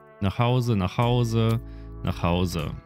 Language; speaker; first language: German; native; German